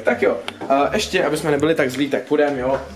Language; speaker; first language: Czech; native; Czech